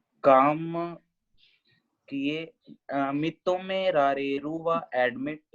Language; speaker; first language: Japanese; non-native, learner; Hindi